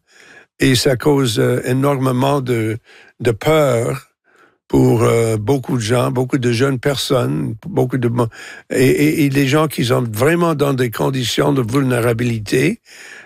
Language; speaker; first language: French; non-native, local second language; English